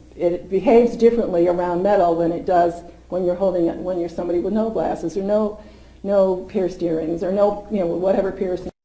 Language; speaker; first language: English; native; English